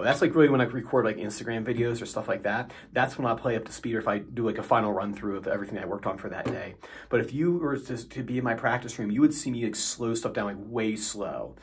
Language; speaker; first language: English; native; English